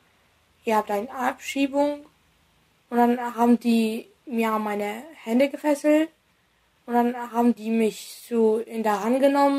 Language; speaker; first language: German; early bilingual, other home language; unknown